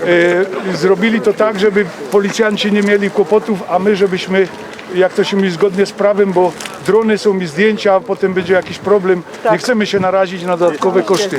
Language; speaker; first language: Polish; native; Polish